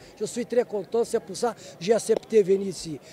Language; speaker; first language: French; non-native, fluent; Portuguese